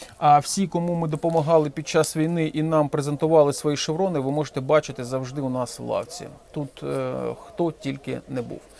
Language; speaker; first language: Ukrainian; non-native, local second language; Russian